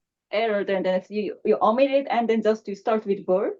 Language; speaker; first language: English; non-native, learner; Korean